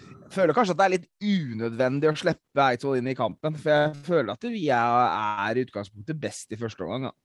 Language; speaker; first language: Norwegian; native; Norwegian